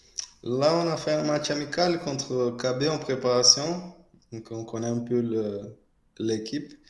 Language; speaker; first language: French; non-native, fluent; Portuguese